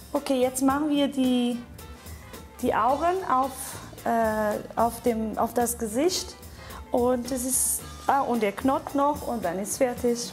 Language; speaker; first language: German; non-native, fluent; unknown